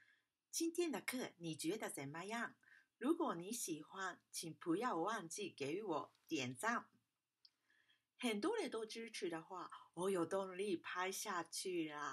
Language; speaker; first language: Chinese; non-native, fluent; Japanese